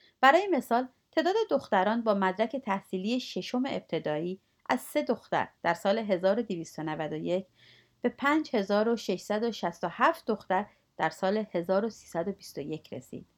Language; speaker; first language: Persian; native; Persian